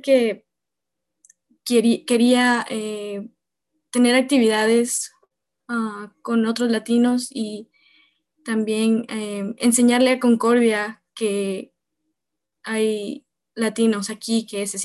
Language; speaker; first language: English; non-native, fluent; Spanish